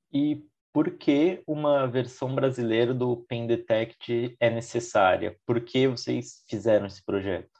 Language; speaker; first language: Portuguese; native; Portuguese